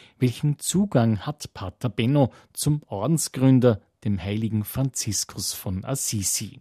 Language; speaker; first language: German; native; German